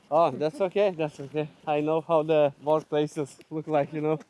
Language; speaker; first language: English; non-native, learner; Lithuanian